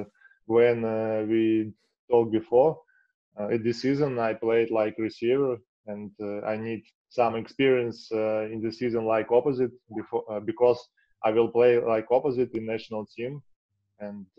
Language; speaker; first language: English; non-native, learner; Russian